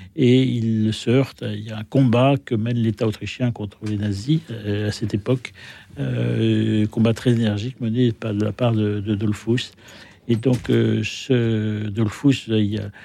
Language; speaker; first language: French; native; French